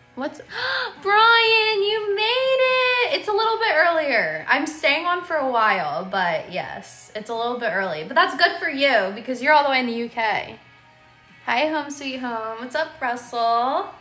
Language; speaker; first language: English; native; English